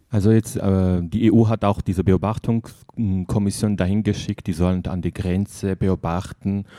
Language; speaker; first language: German; non-native, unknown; Armenian